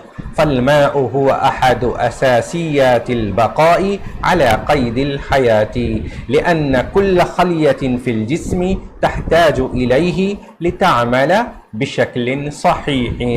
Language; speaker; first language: Arabic; non-native, fluent; Urdu